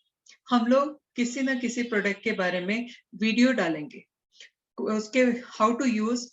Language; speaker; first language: Hindi; native; Hindi